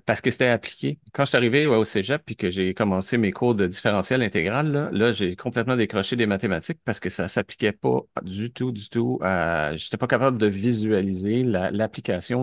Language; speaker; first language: French; native; French